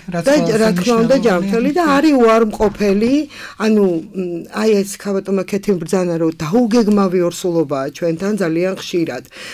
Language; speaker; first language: Georgian; native; Georgian